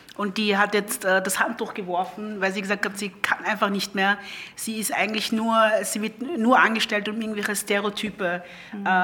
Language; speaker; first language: German; early bilingual, other home language; Lingala